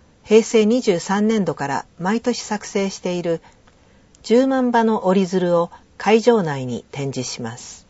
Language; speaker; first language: Japanese; native; Japanese